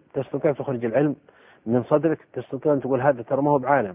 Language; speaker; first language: Arabic; native; Arabic